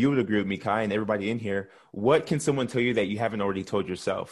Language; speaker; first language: English; native; English